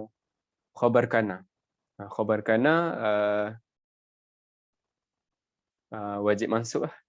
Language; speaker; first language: Arabic; non-native, fluent; Malay